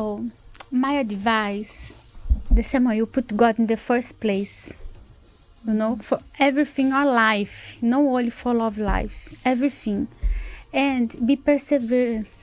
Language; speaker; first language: English; non-native, learner; Portuguese